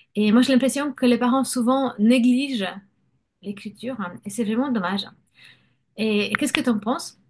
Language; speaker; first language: French; non-native, fluent; Polish